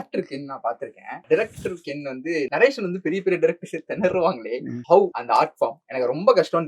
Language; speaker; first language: Tamil; native; Tamil